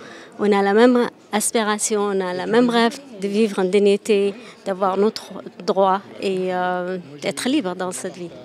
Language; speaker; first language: French; non-native, fluent; Arabic